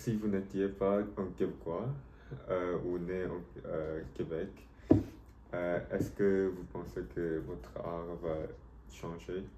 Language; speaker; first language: French; non-native, learner; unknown